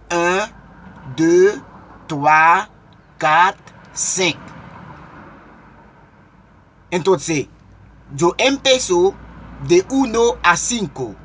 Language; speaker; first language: Spanish; non-native, local second language; Haitian Creole